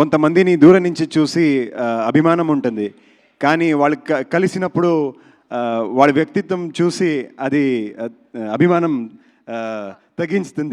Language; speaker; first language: Telugu; non-native, learner; Kannada